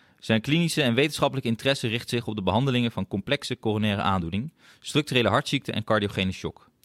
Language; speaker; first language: Dutch; native; Dutch